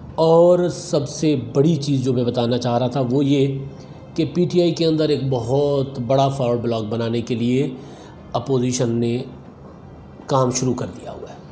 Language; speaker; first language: Urdu; non-native, local second language; Sindhi